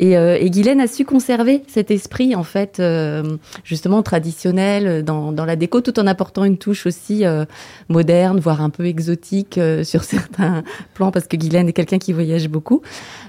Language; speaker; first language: French; native; French